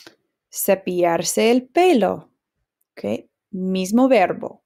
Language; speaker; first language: Spanish; non-native, fluent; English